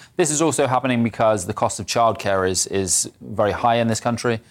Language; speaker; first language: English; native; English